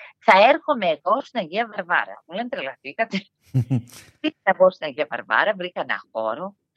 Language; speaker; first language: Greek; early bilingual, heritage; Greek